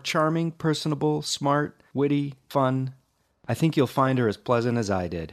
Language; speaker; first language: English; native; English